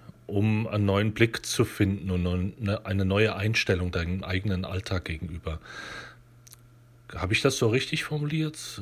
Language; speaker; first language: German; native; German